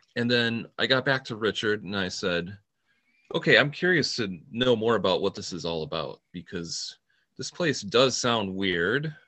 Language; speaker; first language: English; native; English